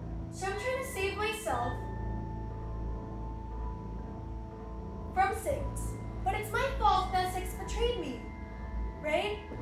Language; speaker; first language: English; non-native, fluent; Spanish